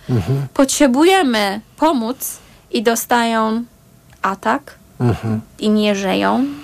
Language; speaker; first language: Polish; non-native, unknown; Persian